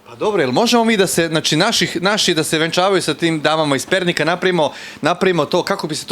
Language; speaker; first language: Bosnian; native; Bosnian